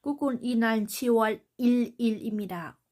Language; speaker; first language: Korean; non-native, learner; Thai